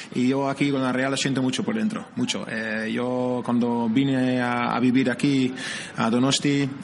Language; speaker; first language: Spanish; non-native, fluent; Dutch